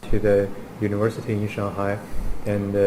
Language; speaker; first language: English; non-native, learner; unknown